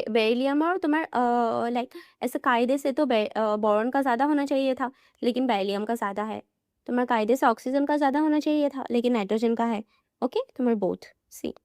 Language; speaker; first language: Hindi; non-native, local second language; Assamese